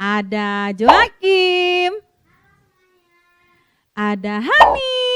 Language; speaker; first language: Indonesian; native; Indonesian